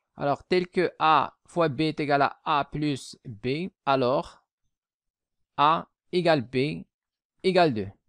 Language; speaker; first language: French; non-native, local second language; Arabic